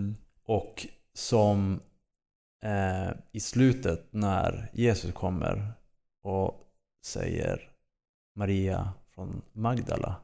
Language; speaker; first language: Swedish; native; Swedish